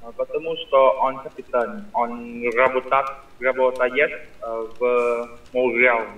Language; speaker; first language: Russian; non-native, learner; Vietnamese